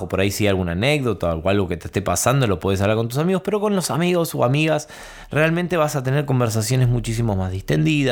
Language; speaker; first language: Spanish; native; Spanish